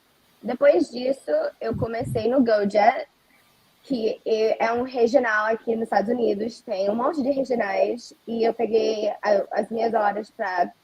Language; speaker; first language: Portuguese; early bilingual, heritage; Portuguese